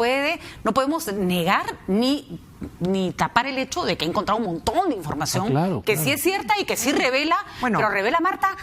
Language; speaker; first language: Spanish; native; Spanish